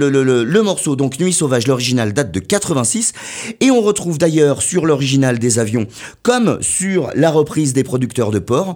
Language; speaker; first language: French; native; French